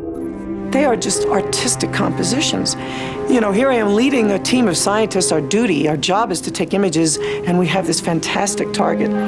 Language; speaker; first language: English; native; English